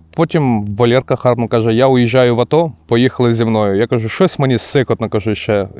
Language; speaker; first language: Ukrainian; native; Ukrainian